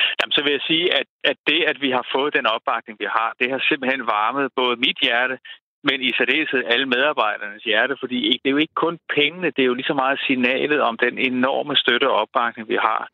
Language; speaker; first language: Danish; native; Danish